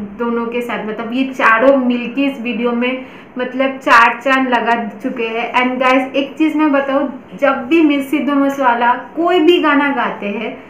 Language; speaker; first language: Hindi; non-native, local second language; Bangla